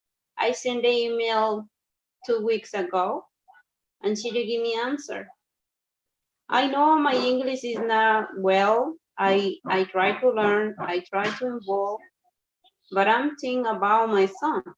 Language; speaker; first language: English; non-native, learner; Spanish